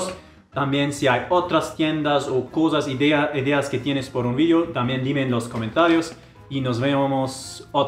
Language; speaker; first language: Spanish; non-native, fluent; German